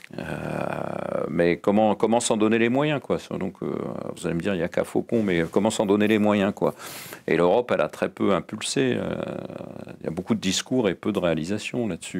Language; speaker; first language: French; native; French